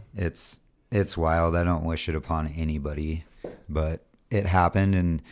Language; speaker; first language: English; native; English